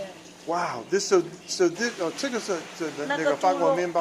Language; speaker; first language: Chinese; non-native, learner; English